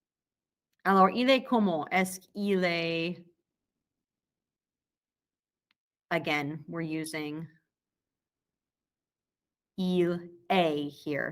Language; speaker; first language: French; non-native, fluent; English